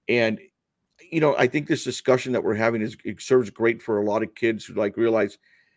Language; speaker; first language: English; early bilingual, other home language; Spanish